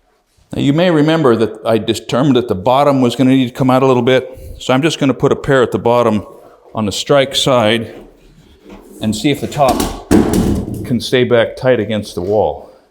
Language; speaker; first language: English; native; English